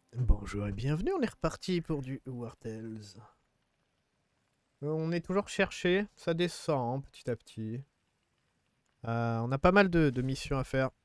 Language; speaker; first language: French; native; French